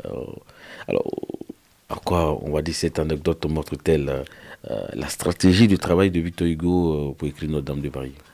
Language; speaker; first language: French; native; French